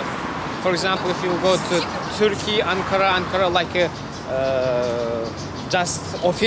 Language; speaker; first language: English; non-native, learner; Kazakh